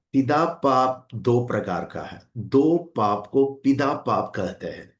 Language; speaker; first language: Hindi; non-native, local second language; Malayalam